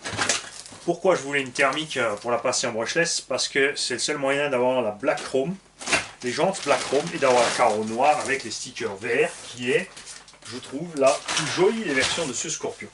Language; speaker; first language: French; native; French